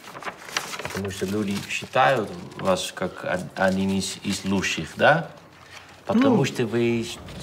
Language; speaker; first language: Russian; non-native, fluent; Dutch